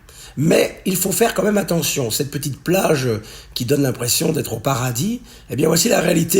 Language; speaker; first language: French; native; French